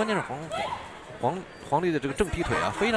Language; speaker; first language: Chinese; native; Chinese